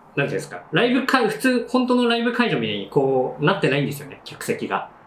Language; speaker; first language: Japanese; native; Japanese